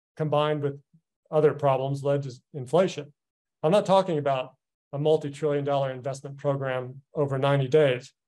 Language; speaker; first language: English; native; English